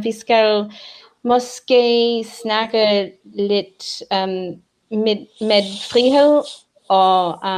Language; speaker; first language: Danish; non-native, learner; English